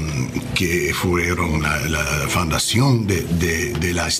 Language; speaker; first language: Spanish; non-native, learner; English